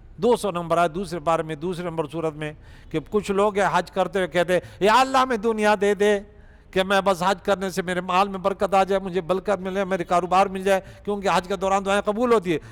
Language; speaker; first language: Urdu; non-native, local second language; Pashto